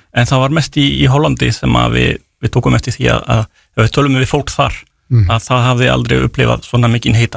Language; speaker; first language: Icelandic; non-native, fluent; French